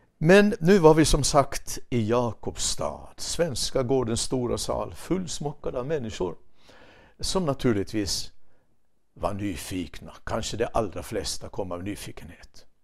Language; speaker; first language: Swedish; native; Swedish